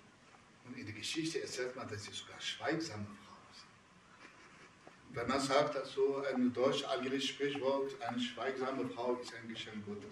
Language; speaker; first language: German; non-native, fluent; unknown